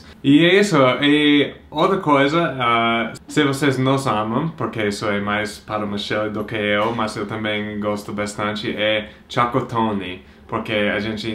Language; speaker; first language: Portuguese; non-native, fluent; English